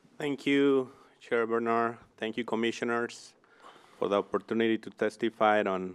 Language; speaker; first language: English; non-native, fluent; Spanish